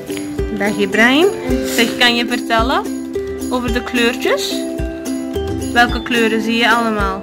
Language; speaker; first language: Dutch; non-native, fluent; Urdu